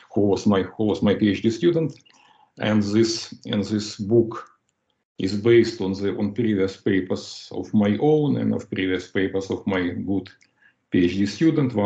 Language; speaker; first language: English; non-native, fluent; Russian